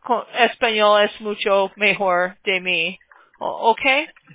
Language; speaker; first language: Spanish; non-native, learner; English